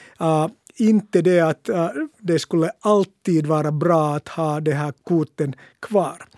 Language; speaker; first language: Swedish; non-native, local second language; Finnish